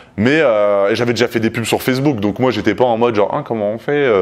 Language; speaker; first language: French; native; French